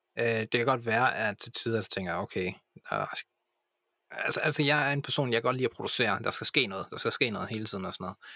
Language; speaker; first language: Danish; early bilingual, other home language; English